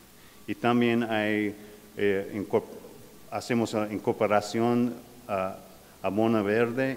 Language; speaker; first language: Spanish; non-native, fluent; English